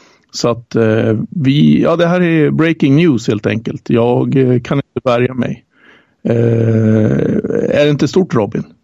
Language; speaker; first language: Swedish; native; Swedish